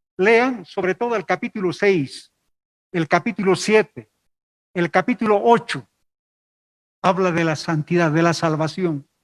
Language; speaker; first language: Spanish; non-native, local second language; Aymara